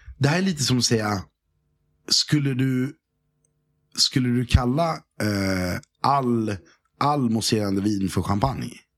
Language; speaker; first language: Swedish; early bilingual, other home language; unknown